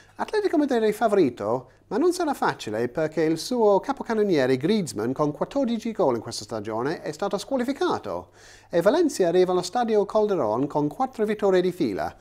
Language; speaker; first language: Italian; non-native, fluent; English